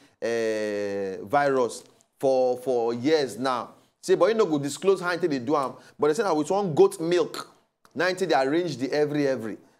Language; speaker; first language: Nigerian Pidgin; native; Nigerian Pidgin